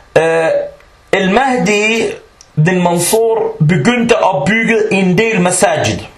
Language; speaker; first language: Danish; early bilingual, other home language; Arabic